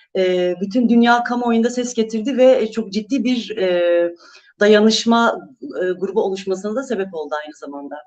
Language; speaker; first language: Turkish; non-native, local second language; Kurdish